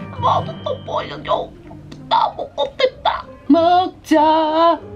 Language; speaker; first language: Korean; non-native, fluent; English